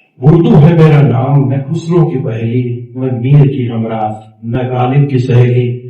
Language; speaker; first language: Urdu; non-native, local second language; Marathi